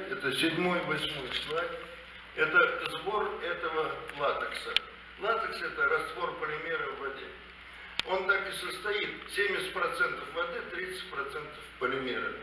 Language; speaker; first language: Russian; native; Russian